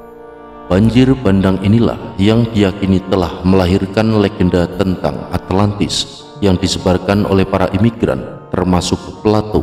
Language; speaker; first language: Indonesian; native; Indonesian